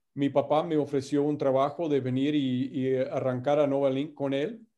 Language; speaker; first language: Spanish; non-native, fluent; English